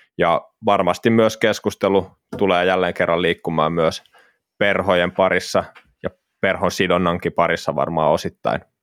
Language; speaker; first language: Finnish; native; Finnish